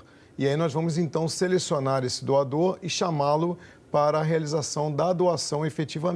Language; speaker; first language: Portuguese; native; Portuguese